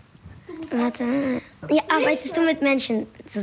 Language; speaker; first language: German; non-native, local second language; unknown